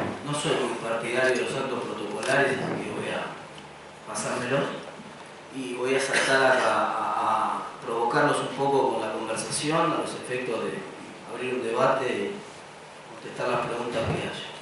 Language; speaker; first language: Spanish; native; Spanish